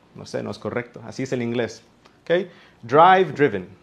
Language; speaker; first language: Spanish; early bilingual, heritage; Spanish